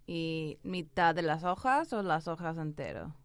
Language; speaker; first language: Spanish; early bilingual, heritage; English